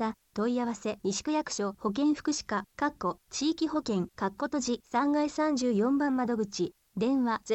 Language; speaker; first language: Japanese; native; Japanese